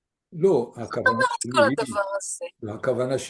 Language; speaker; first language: Hebrew; non-native, fluent; French